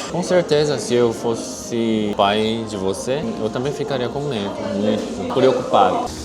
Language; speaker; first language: Portuguese; non-native, learner; Korean